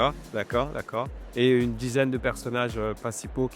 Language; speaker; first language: French; native; French